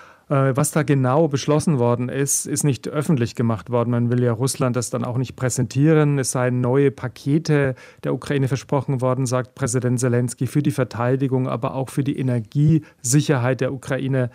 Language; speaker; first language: German; native; German